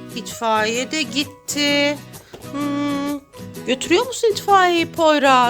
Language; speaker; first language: Turkish; native; Turkish